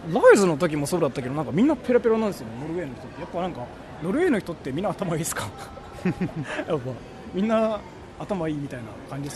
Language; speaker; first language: Japanese; native; Japanese